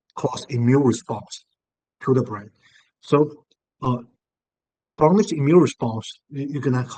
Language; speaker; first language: English; non-native, fluent; Chinese